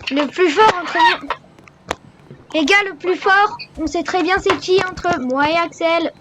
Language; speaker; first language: French; native; French